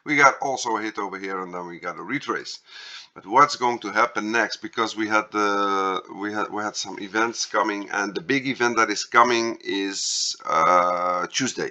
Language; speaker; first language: English; non-native, fluent; Dutch